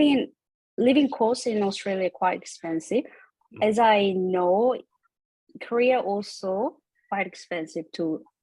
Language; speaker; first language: English; non-native, learner; Korean